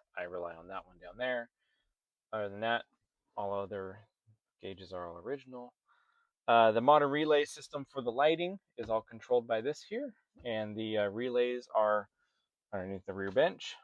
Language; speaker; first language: English; native; English